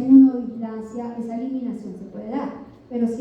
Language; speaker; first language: Spanish; native; Spanish